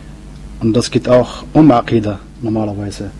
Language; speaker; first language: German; non-native, learner; Arabic